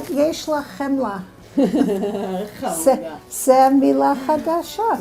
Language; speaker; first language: Hebrew; non-native, learner; English